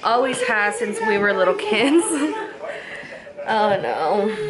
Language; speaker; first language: English; early bilingual, other home language; Spanish